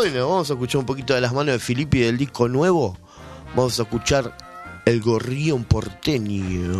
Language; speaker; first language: Spanish; native; Spanish